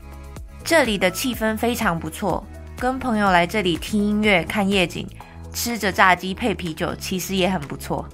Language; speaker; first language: Chinese; native; Chinese